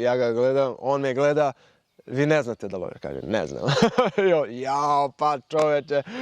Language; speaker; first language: Serbian; non-native, fluent; Portuguese